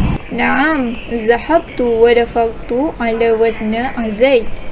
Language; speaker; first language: Arabic; non-native, learner; Malay